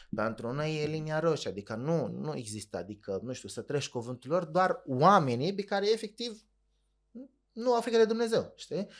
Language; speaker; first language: Romanian; non-native, fluent; Arabic